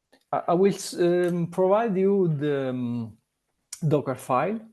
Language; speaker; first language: English; non-native, learner; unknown